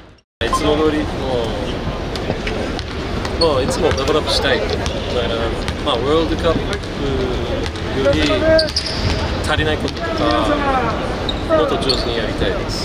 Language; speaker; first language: Japanese; non-native, fluent; English